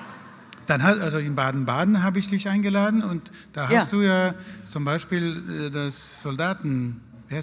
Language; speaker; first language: German; non-native, fluent; Swedish